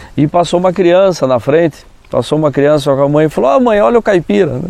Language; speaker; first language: Portuguese; native; Portuguese